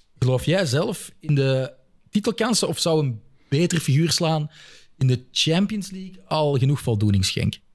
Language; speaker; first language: Dutch; native; Dutch